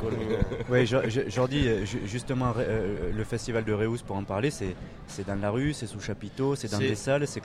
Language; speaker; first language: French; native; French